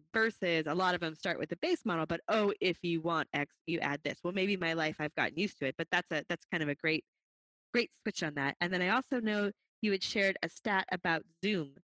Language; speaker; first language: English; native; English